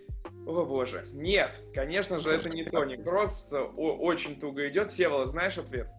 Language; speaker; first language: Russian; native; Russian